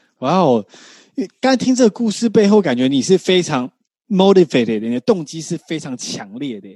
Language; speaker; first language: Chinese; native; Chinese